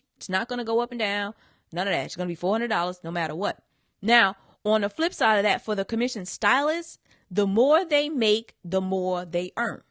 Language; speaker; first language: English; native; English